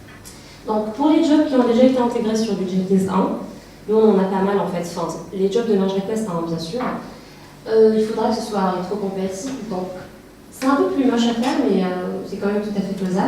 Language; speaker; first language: French; native; French